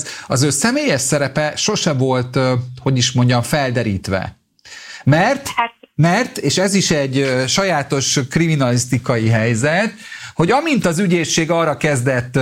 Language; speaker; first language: Hungarian; native; Hungarian